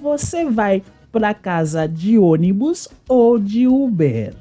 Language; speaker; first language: Portuguese; non-native, fluent; Haitian Creole